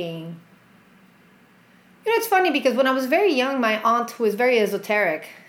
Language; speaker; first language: English; native; English